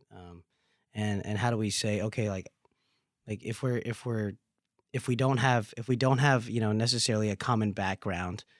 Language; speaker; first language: English; native; English